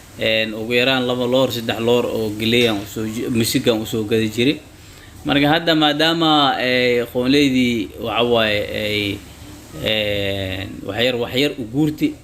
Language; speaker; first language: Somali; native; Somali